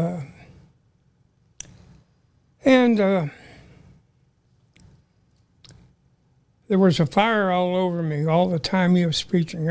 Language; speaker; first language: English; native; English